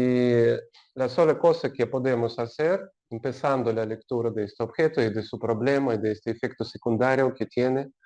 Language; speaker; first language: Spanish; non-native, learner; Russian